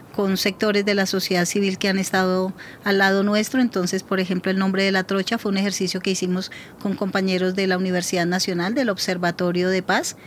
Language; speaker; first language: Spanish; native; Spanish